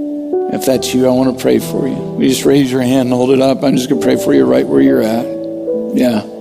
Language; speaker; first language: English; native; English